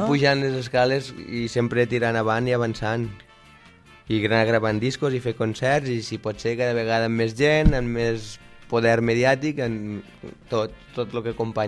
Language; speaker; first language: Catalan; native; Catalan